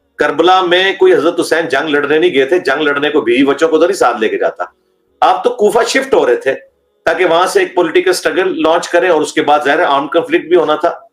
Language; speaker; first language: Urdu; non-native, local second language; Punjabi